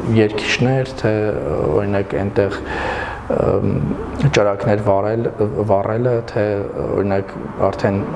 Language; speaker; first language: Armenian; non-native, local second language; Kurdish